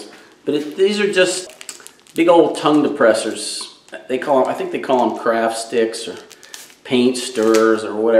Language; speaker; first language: English; native; English